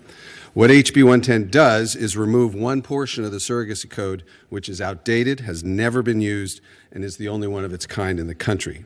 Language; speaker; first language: English; native; English